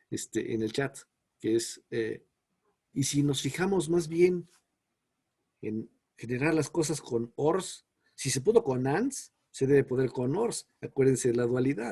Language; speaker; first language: Spanish; native; Spanish